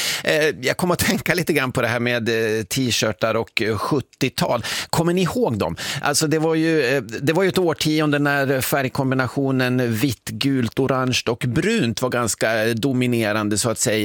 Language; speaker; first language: Swedish; native; Swedish